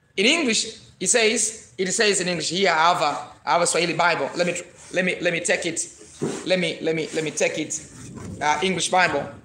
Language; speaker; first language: English; non-native, local second language; Swahili